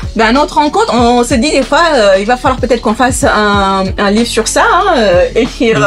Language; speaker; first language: French; non-native, local second language; Wolof